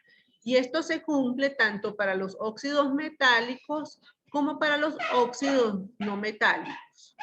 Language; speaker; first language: Spanish; native; Spanish